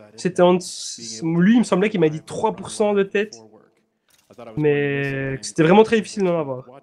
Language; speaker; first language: French; native; French